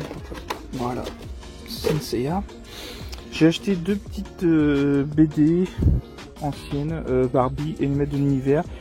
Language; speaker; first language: French; native; French